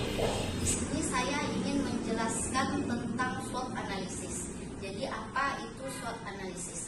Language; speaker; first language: Indonesian; native; Indonesian